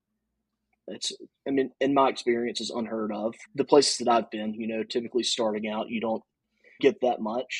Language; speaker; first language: English; native; English